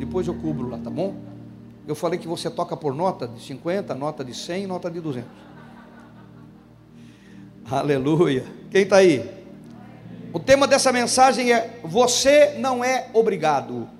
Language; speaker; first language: Portuguese; native; Portuguese